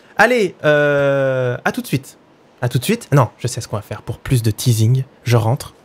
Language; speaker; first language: French; native; French